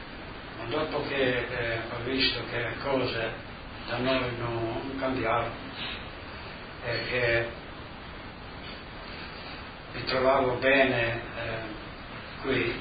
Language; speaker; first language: Italian; non-native, local second language; Slovenian